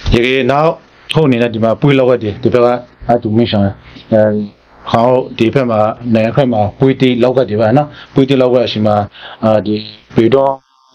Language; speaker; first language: Burmese; native; Burmese